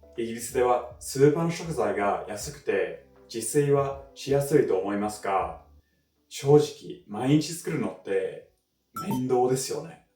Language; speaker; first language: Japanese; non-native, fluent; English